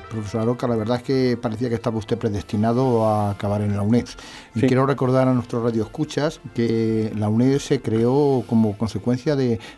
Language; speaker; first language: Spanish; native; Spanish